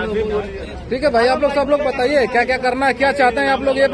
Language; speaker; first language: Hindi; native; Hindi